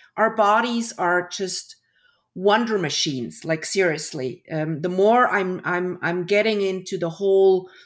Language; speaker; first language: English; early bilingual, other home language; German